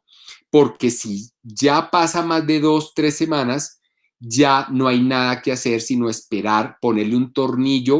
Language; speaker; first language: Spanish; native; Spanish